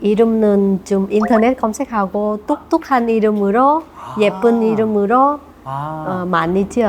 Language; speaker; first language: Korean; non-native, learner; Vietnamese